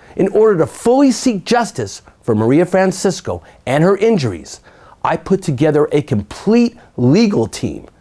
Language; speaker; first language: English; native; English